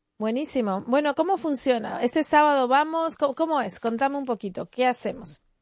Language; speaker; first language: Spanish; native; Spanish